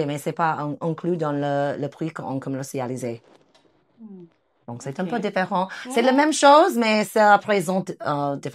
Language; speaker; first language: French; non-native, fluent; English